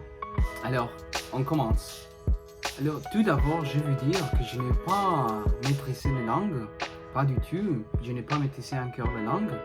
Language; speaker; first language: French; non-native, learner; Spanish